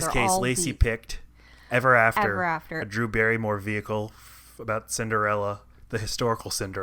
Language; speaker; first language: English; native; English